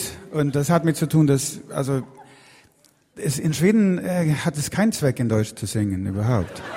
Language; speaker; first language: German; non-native, fluent; Swedish